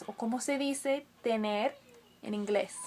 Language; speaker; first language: Spanish; non-native, fluent; English